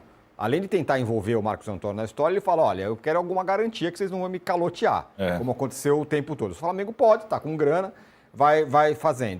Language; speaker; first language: Portuguese; native; Portuguese